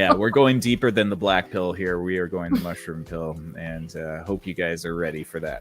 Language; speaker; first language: English; native; English